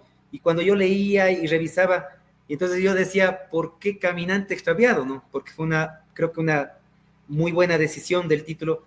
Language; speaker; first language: Spanish; native; Spanish